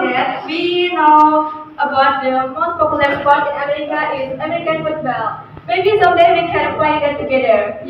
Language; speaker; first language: English; non-native, learner; Indonesian